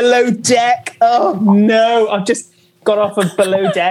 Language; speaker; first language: English; native; English